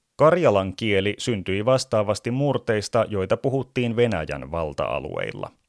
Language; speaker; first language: Finnish; native; Finnish